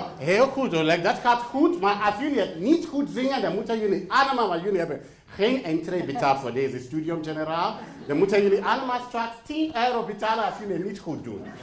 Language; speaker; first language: Dutch; non-native, fluent; English